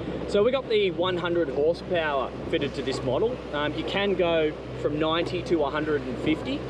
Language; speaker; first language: English; native; English